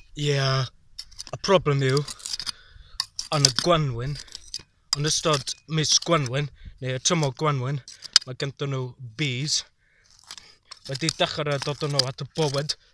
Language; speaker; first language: Welsh; non-native, learner; English